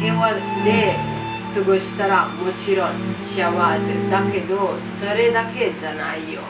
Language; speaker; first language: Japanese; non-native, learner; Italian